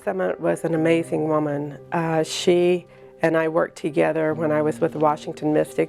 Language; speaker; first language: English; native; English